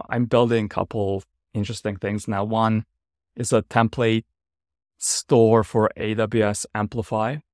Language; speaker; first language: English; non-native, fluent; Ukrainian